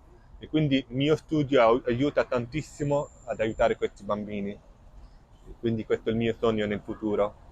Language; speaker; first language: Italian; non-native, fluent; Arabic